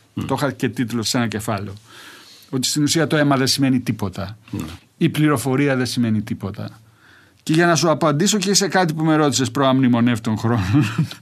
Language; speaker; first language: Greek; native; Greek